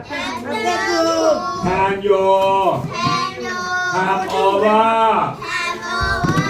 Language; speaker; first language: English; non-native, learner; Thai